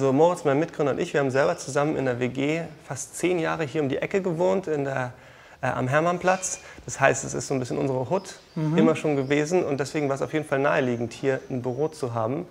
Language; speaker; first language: German; native; German